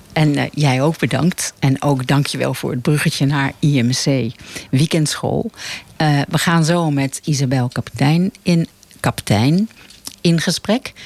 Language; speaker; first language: Dutch; native; Dutch